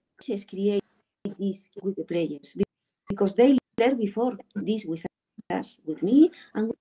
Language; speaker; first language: English; non-native, learner; Spanish